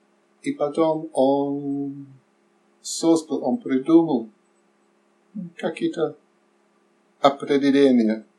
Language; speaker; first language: Russian; non-native, learner; English